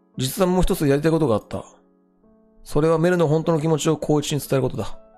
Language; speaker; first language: Japanese; native; Japanese